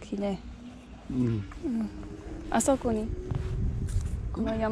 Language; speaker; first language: Japanese; non-native, learner; English